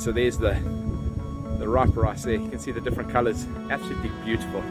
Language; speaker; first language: English; native; English